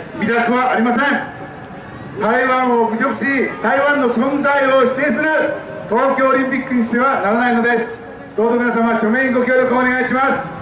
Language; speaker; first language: Japanese; native; Japanese